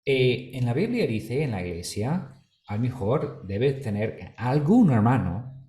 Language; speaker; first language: Spanish; non-native, fluent; English